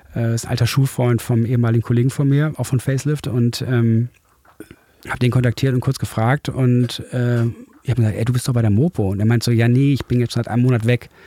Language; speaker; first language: German; native; German